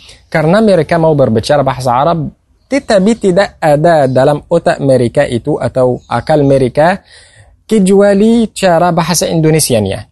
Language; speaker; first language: Indonesian; non-native, fluent; Arabic